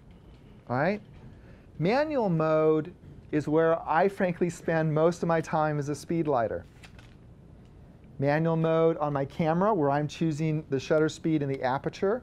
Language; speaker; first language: English; native; English